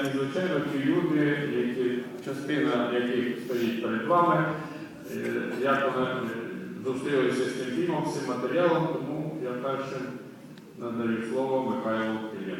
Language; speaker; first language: Ukrainian; native; Ukrainian